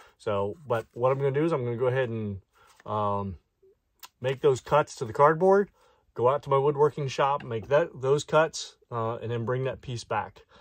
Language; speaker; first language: English; native; English